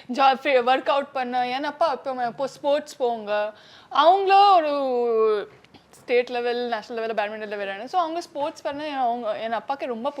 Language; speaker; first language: Tamil; non-native, learner; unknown